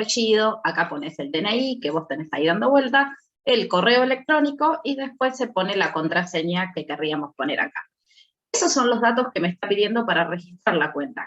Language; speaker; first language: Spanish; native; Spanish